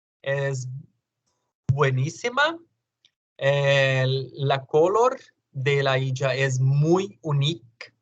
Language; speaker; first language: Spanish; non-native, learner; Portuguese